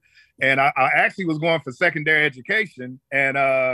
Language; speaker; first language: English; native; English